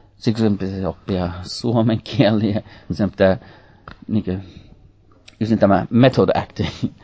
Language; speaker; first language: Finnish; early bilingual, heritage; Finnish